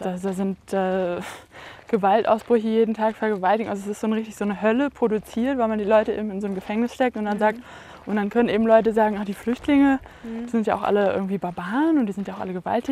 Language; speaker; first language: German; native; German